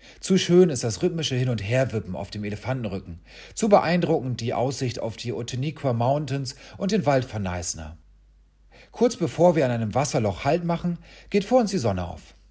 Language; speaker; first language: German; native; German